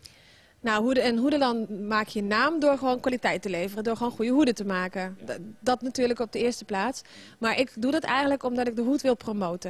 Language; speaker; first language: Dutch; native; Dutch